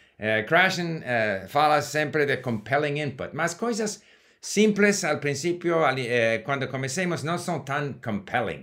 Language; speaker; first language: Portuguese; non-native, learner; English